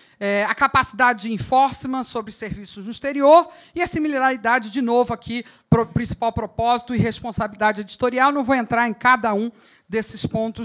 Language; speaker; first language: Portuguese; native; Portuguese